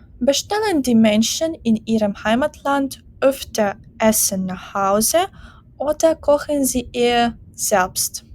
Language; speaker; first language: German; non-native, fluent; Ukrainian